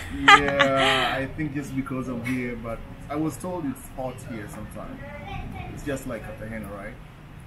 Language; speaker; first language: English; native; English